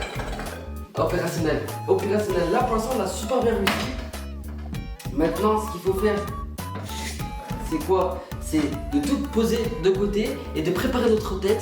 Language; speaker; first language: French; native; French